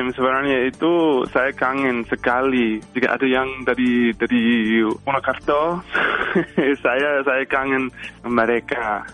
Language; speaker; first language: Indonesian; non-native, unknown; English